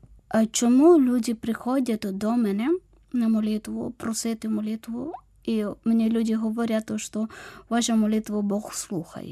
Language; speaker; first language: Ukrainian; non-native, fluent; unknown